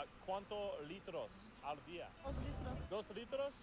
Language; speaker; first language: Spanish; non-native, learner; English